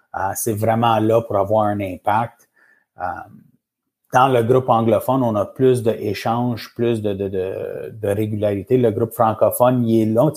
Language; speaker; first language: French; native; French